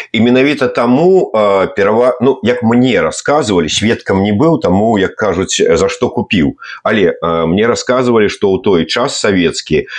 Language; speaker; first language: Belarusian; native; Belarusian